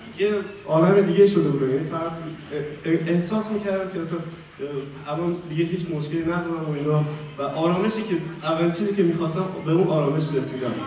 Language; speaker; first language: Persian; native; Persian